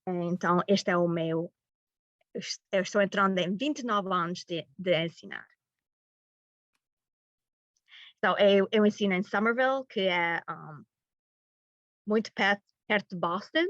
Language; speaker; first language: Portuguese; early bilingual, heritage; Portuguese